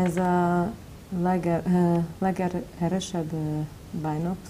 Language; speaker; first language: Hungarian; non-native, learner; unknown